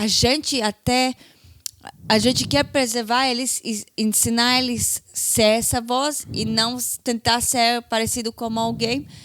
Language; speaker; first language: Portuguese; non-native, fluent; Hebrew